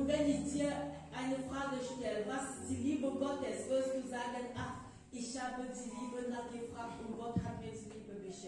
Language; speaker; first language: German; non-native, fluent; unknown